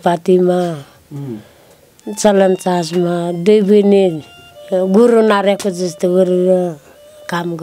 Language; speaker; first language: Nepali; non-native, local second language; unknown